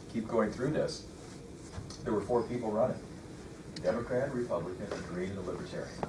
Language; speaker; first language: English; native; English